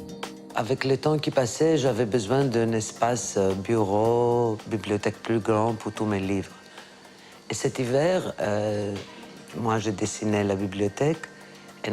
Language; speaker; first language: French; non-native, fluent; Greek